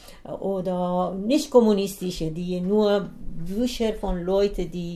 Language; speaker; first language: German; non-native, learner; Persian